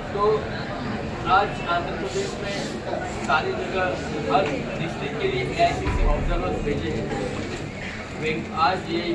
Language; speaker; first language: Hindi; non-native, local second language; Marathi